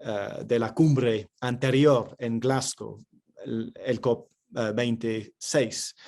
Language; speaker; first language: Spanish; non-native, fluent; English